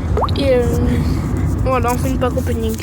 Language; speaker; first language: French; native; French